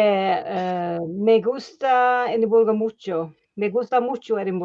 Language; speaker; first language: Spanish; non-native, learner; Norwegian